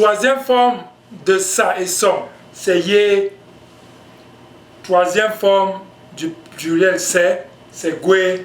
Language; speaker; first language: French; non-native, local second language; Basaa